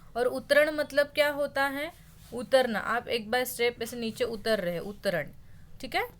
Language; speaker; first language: Hindi; non-native, local second language; Marathi